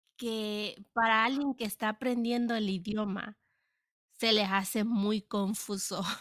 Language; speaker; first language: Spanish; native; Spanish